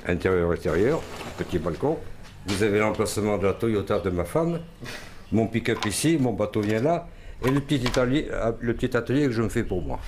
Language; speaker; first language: French; native; French